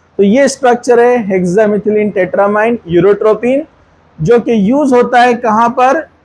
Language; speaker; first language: Hindi; non-native, local second language; Urdu